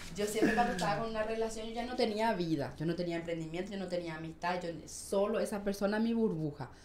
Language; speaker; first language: Spanish; native; Spanish